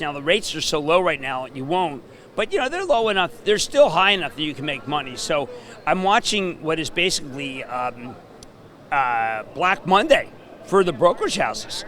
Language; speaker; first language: English; native; English